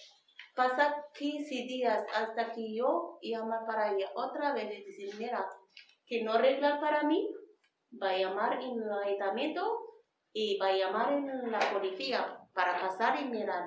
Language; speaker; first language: Spanish; non-native, learner; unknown